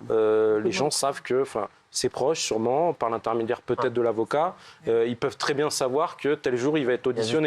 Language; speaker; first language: French; native; French